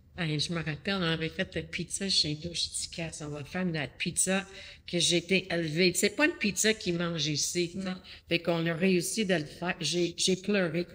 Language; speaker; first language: French; non-native, local second language; English